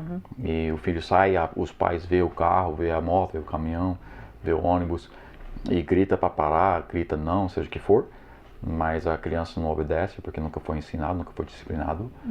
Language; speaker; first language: Portuguese; non-native, fluent; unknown